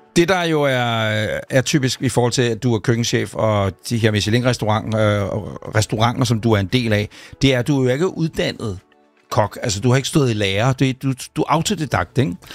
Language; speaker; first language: Danish; native; Danish